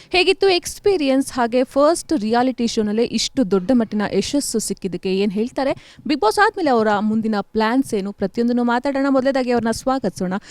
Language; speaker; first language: Kannada; native; Kannada